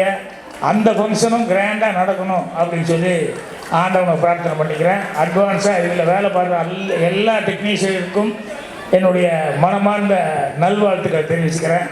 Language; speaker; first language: Tamil; native; Tamil